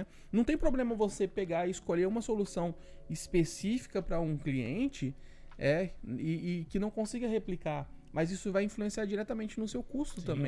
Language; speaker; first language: Portuguese; native; Portuguese